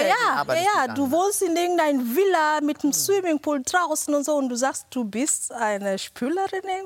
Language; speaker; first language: German; non-native, fluent; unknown